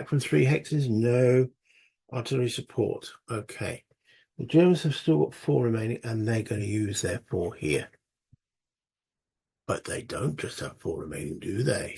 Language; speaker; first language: English; native; English